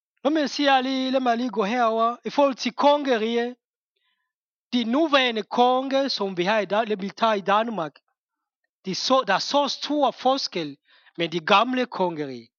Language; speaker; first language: Danish; non-native, fluent; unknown